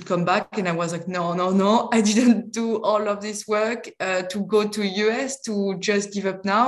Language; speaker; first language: English; non-native, fluent; French